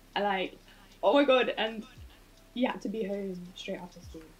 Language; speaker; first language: English; native; English